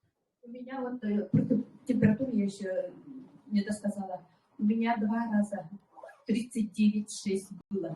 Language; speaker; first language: Russian; non-native, local second language; Yakut